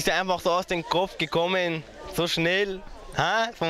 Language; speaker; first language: German; early bilingual, other home language; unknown